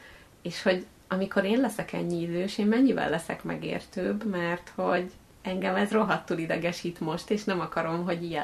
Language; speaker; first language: Hungarian; native; Hungarian